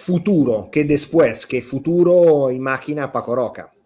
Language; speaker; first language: Spanish; non-native, fluent; Italian